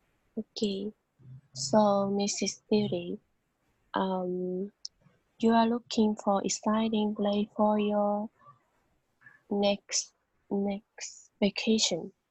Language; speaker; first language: English; non-native, learner; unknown